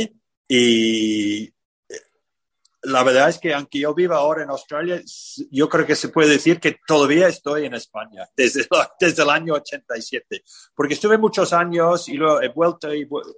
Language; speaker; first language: Spanish; non-native, fluent; English